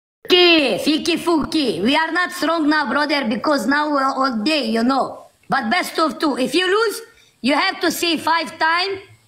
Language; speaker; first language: English; non-native, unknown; Hungarian